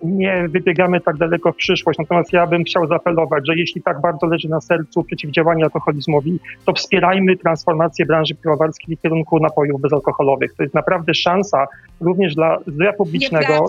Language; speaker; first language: Polish; native; Polish